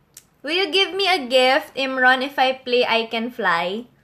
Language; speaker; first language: English; non-native, local second language; Filipino